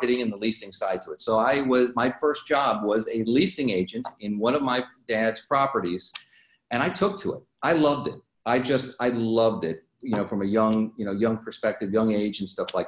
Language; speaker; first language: English; native; English